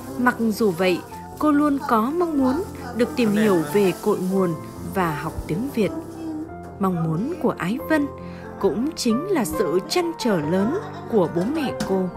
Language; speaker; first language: Vietnamese; native; Vietnamese